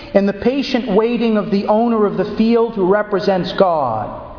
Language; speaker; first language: English; native; English